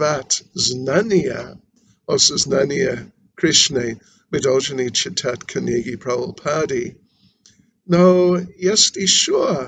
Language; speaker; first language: Russian; non-native, learner; English